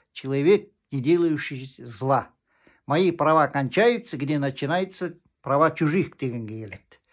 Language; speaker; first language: Russian; non-native, local second language; Kazakh